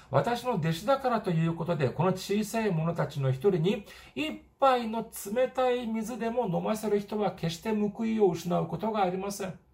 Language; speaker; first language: Japanese; non-native, fluent; Korean